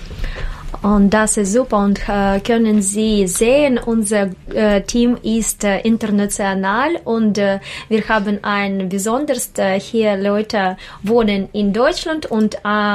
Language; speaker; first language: German; non-native, learner; Russian